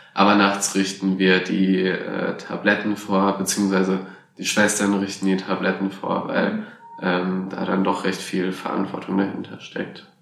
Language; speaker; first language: German; native; German